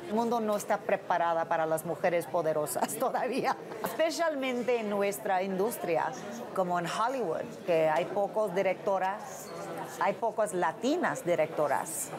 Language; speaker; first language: Spanish; non-native, fluent; English